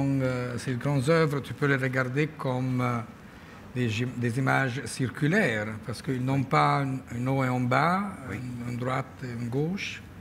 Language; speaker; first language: French; non-native, fluent; Italian